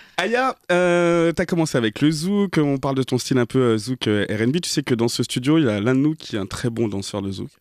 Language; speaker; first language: French; native; French